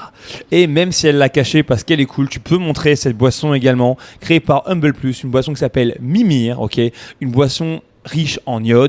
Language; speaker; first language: French; native; French